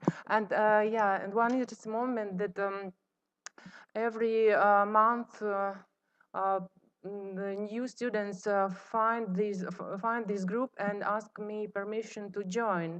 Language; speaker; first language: English; non-native, fluent; Russian